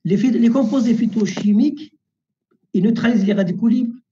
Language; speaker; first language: French; non-native, local second language; Arabic